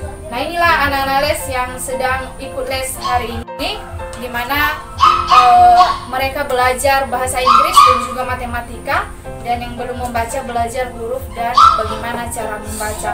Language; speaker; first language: Indonesian; non-native, local second language; Nias